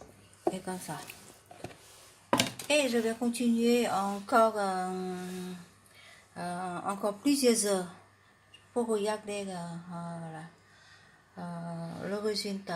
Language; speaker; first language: French; non-native, fluent; Vietnamese